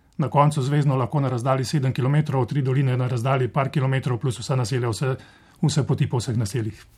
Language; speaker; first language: Slovenian; native; Slovenian